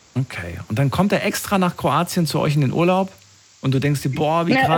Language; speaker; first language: German; native; German